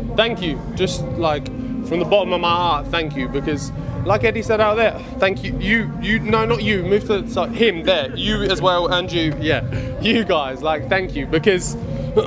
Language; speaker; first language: English; native; English